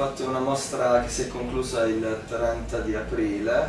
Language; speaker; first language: Italian; native; Italian